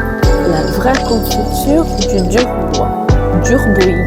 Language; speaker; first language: French; non-native, fluent; Portuguese